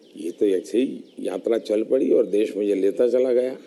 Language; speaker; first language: Hindi; non-native, local second language; Gujarati